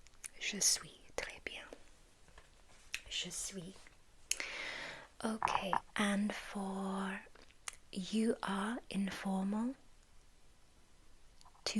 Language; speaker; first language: French; non-native, learner; English